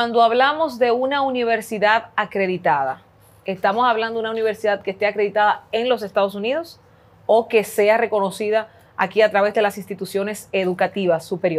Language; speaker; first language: Spanish; native; Spanish